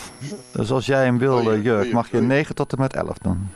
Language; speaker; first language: Dutch; native; Dutch